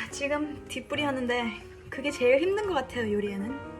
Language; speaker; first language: Korean; early bilingual, heritage; Korean